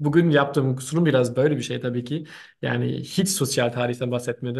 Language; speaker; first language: Turkish; non-native, learner; German